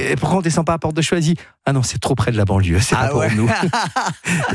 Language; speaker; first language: French; native; French